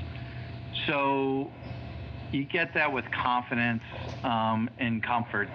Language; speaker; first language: English; native; English